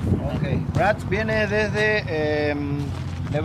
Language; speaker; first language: Spanish; native; Spanish